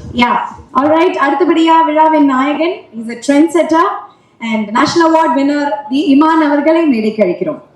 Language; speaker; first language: Tamil; native; Tamil